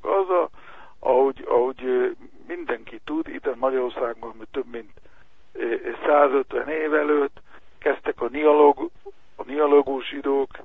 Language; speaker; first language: Hungarian; non-native, learner; Hebrew